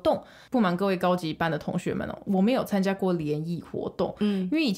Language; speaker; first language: Chinese; native; Chinese